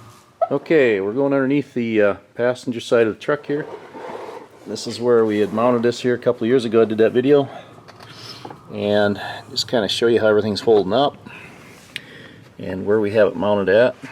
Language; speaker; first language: English; native; English